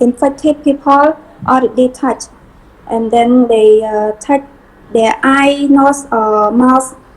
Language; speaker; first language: English; non-native, learner; Khmer